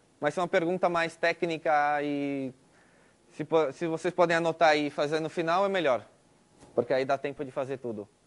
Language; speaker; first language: Portuguese; early bilingual, heritage; Spanish